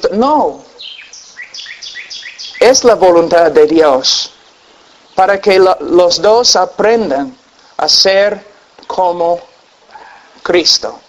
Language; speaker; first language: Spanish; non-native, fluent; English